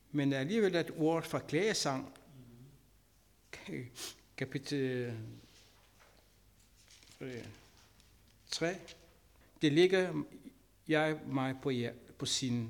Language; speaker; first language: Danish; non-native, learner; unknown